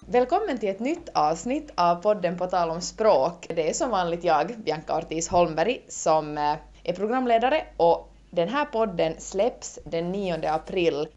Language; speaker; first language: Swedish; native; Swedish